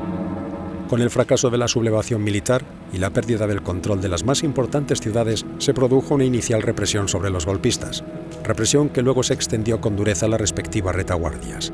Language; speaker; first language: Spanish; native; Spanish